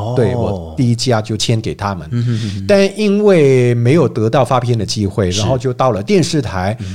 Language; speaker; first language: Chinese; non-native, fluent; Cantonese